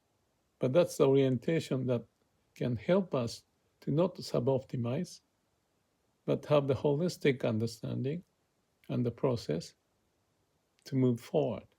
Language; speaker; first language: English; non-native, fluent; Japanese